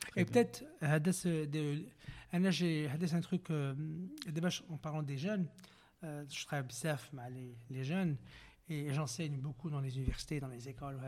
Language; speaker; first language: French; non-native, local second language; Arabic